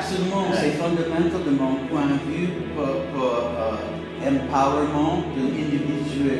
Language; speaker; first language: French; non-native, learner; English